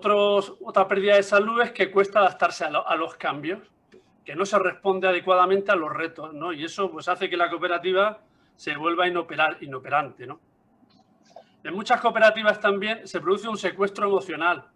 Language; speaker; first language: Spanish; native; Spanish